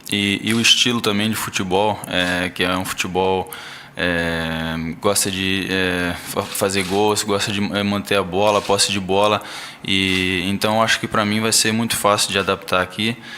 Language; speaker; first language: Portuguese; early bilingual, heritage; Portuguese